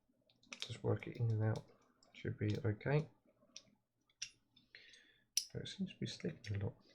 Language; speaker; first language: English; native; English